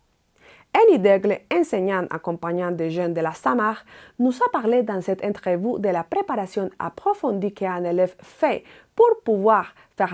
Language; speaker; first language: French; non-native, fluent; Spanish